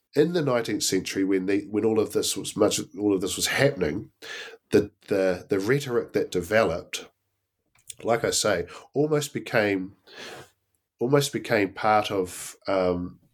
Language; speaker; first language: English; native; English